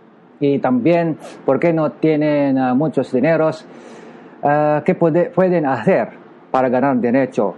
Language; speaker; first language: Spanish; non-native, learner; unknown